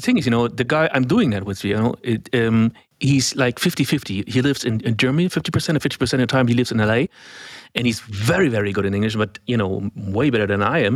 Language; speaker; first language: English; non-native, fluent; German